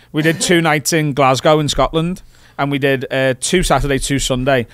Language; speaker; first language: English; native; English